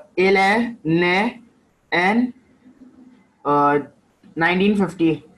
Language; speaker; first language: French; non-native, learner; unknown